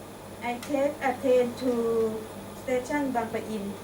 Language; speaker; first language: English; non-native, learner; Thai